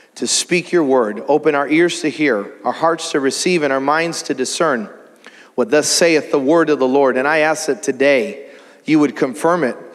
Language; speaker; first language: English; native; English